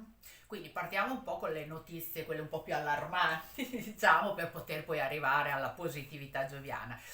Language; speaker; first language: Italian; native; Italian